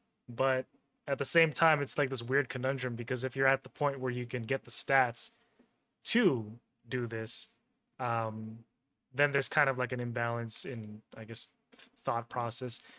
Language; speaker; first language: English; native; English